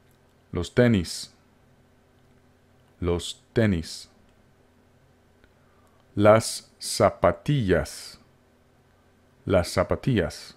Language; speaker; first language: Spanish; non-native, fluent; English